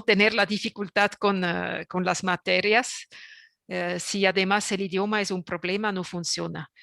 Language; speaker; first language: Spanish; non-native, fluent; French